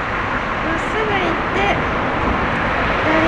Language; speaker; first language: Japanese; native; Japanese